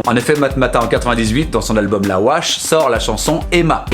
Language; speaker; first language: French; native; French